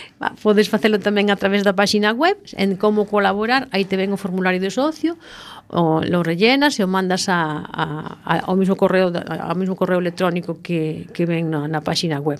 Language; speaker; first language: Galician; non-native, local second language; Spanish